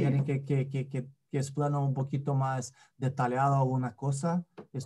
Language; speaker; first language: Spanish; non-native, fluent; Portuguese